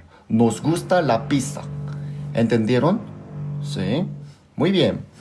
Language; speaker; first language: Spanish; non-native, fluent; Korean